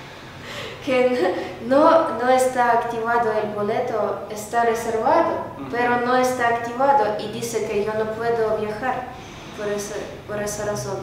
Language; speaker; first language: Spanish; non-native, learner; Ukrainian